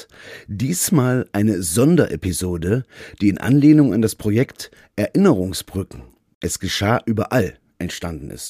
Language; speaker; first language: German; native; German